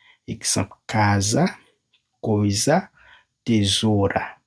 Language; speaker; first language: Portuguese; non-native, fluent; Haitian Creole